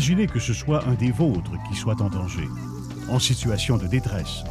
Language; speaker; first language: French; native; French